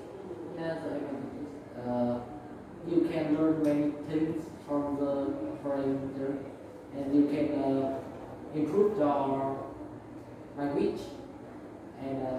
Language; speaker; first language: English; non-native, learner; Vietnamese